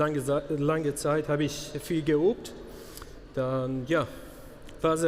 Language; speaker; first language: German; non-native, learner; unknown